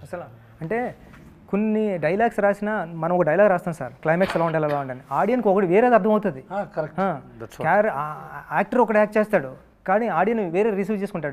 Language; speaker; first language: Telugu; native; Telugu